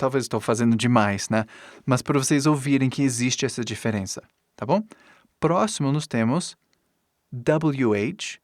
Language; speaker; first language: Portuguese; non-native, fluent; English